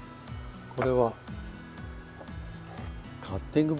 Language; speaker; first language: Japanese; native; Japanese